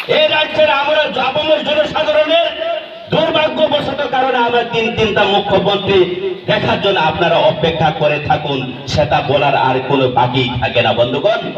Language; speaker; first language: Bangla; non-native, local second language; Kok Borok